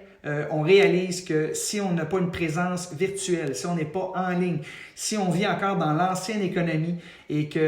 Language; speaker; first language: French; native; French